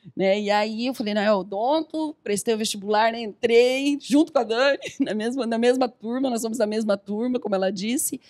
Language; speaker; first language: Portuguese; native; Portuguese